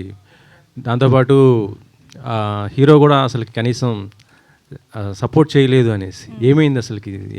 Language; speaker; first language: Telugu; native; Telugu